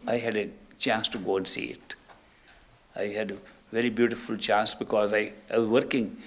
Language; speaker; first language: English; non-native, local second language; Punjabi